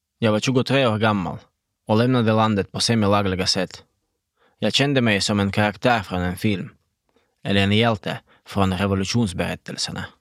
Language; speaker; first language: Swedish; non-native, fluent; Russian